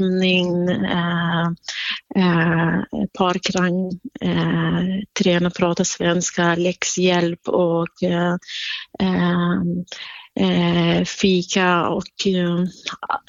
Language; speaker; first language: Swedish; non-native, fluent; Kurdish